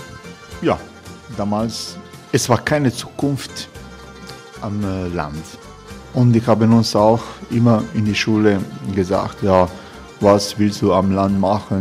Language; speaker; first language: German; non-native, fluent; Croatian